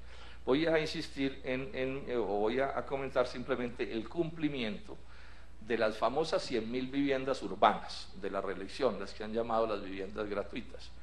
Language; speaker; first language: Spanish; native; Spanish